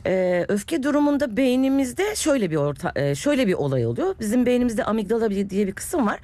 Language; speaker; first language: Turkish; native; Turkish